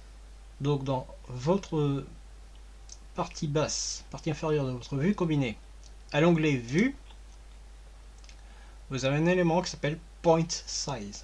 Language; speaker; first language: French; native; French